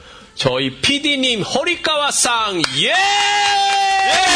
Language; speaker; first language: Korean; non-native, fluent; Japanese